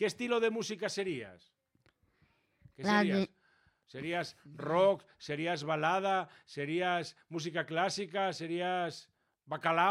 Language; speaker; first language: Spanish; native; Spanish